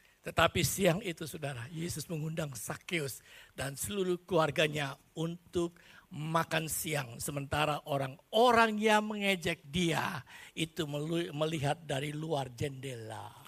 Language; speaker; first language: Indonesian; native; Indonesian